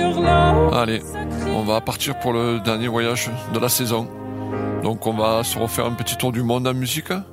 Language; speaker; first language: French; native; French